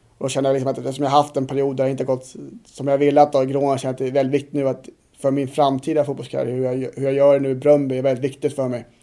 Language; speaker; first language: Swedish; native; Swedish